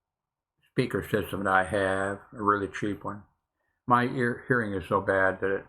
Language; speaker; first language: English; native; English